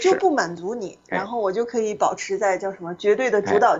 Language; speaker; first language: Chinese; native; Chinese